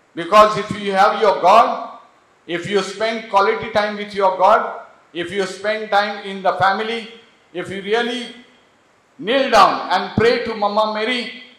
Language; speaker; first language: English; non-native, local second language; Marathi